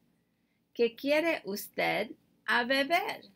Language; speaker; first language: Spanish; non-native, learner; English